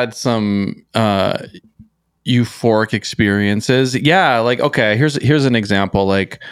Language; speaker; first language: English; native; English